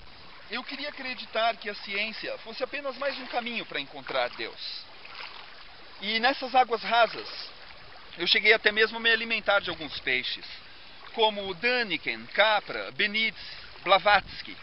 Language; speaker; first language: Portuguese; native; Portuguese